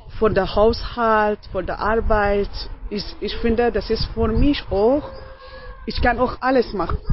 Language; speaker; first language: German; non-native, learner; Persian